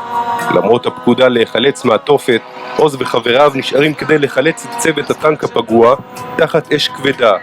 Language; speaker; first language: Hebrew; native; Hebrew